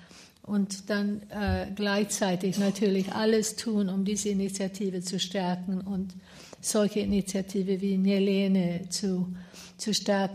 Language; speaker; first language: German; non-native, fluent; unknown